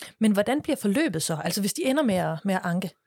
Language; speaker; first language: Danish; native; Danish